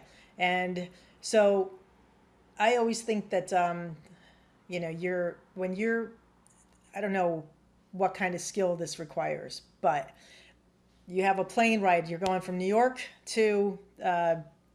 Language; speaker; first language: English; native; English